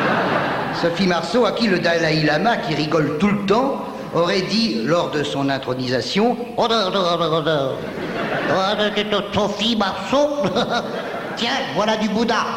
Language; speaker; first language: French; native; French